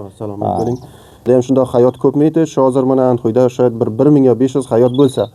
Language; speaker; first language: Uzbek; native; Uzbek